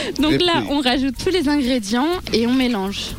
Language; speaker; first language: French; native; French